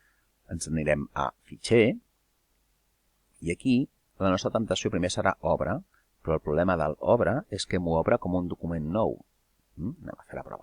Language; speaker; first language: Catalan; native; Catalan